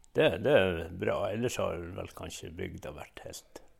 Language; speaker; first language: Norwegian; native; Norwegian